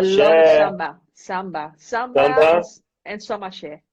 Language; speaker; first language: English; non-native, fluent; Dutch